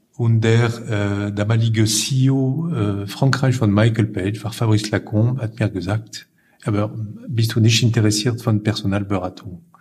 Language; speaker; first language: German; non-native, fluent; French